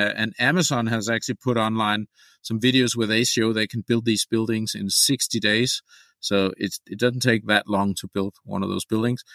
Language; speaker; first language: English; non-native, fluent; Danish